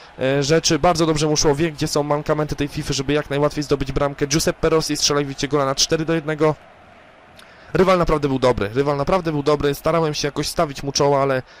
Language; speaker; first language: Polish; native; Polish